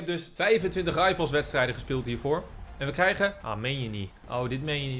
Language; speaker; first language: Dutch; native; Dutch